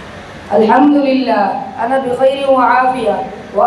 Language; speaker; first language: Arabic; non-native, learner; Urdu